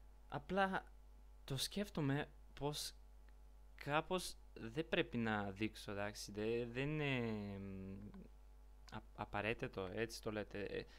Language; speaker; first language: Greek; non-native, learner; Bulgarian